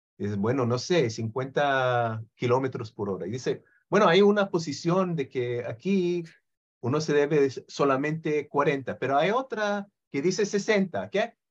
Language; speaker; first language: Spanish; non-native, fluent; Hebrew